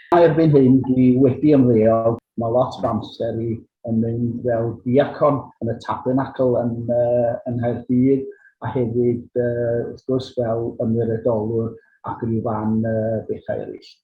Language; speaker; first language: Welsh; native; Welsh